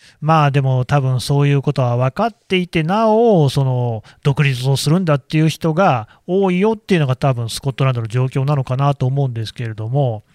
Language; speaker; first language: Japanese; native; Japanese